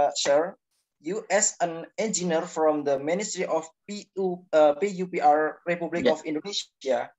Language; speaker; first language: English; non-native, learner; Indonesian